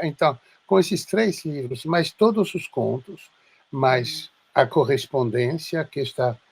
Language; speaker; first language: Portuguese; non-native, fluent; French